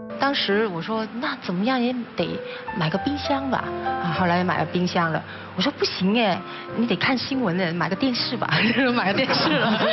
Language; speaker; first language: Chinese; non-native, local second language; Cantonese